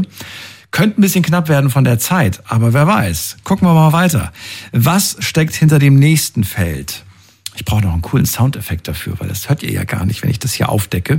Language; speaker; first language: German; native; German